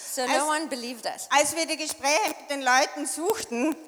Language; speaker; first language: German; native; German